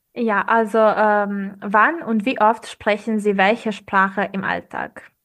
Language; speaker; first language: German; non-native, fluent; Serbian